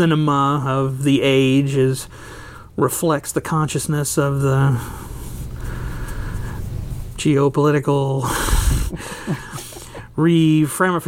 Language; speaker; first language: English; native; English